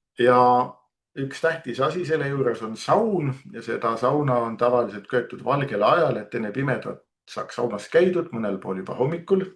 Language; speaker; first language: Estonian; native; Estonian